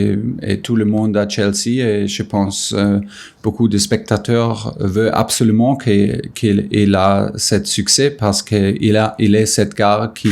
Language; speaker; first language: French; non-native, fluent; German